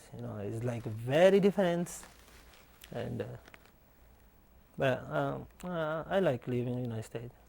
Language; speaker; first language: English; non-native, learner; Portuguese